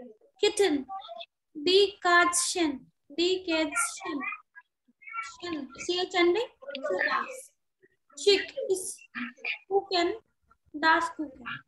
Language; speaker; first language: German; non-native, learner; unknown